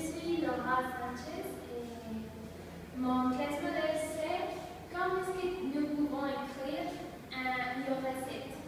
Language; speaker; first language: French; non-native, learner; Spanish